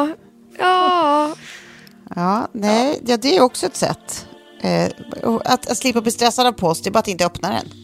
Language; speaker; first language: Swedish; native; Swedish